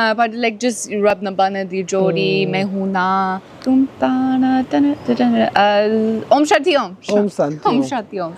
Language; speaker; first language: Hindi; non-native, learner; English